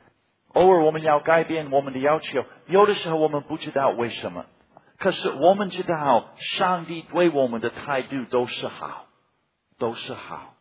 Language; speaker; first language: Chinese; non-native, fluent; English